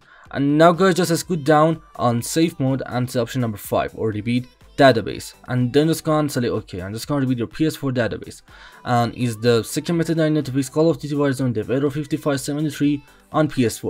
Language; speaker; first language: English; non-native, learner; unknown